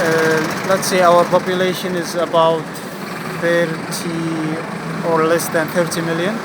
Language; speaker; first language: English; non-native, fluent; Arabic